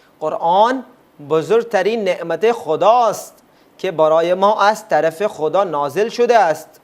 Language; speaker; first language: Persian; non-native, fluent; Urdu